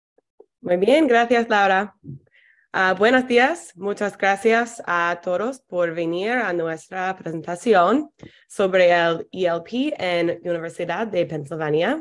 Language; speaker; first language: Spanish; non-native, fluent; English